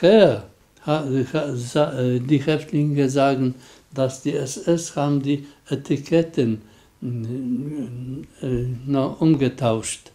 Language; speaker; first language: German; non-native, learner; Polish